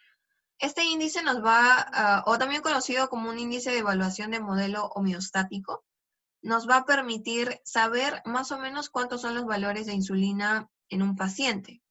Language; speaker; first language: Spanish; native; Spanish